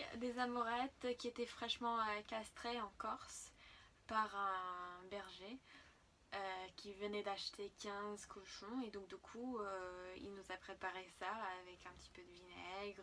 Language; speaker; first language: French; non-native, fluent; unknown